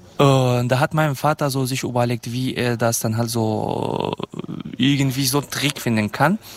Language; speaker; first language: German; non-native, fluent; Kurdish